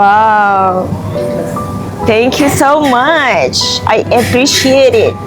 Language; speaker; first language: English; non-native, local second language; Malay